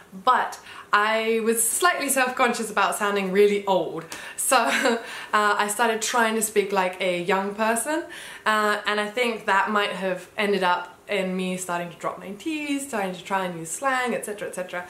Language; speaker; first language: English; early bilingual, heritage; English